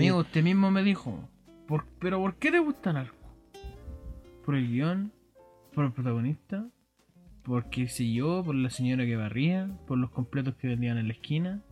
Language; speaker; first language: Spanish; native; Spanish